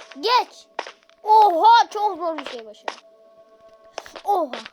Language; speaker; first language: Turkish; native; Turkish